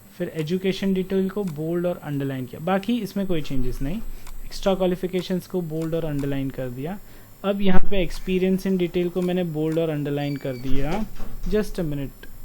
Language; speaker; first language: Hindi; non-native, local second language; Marwari